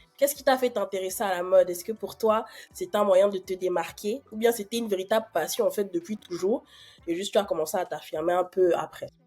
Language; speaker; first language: French; native; French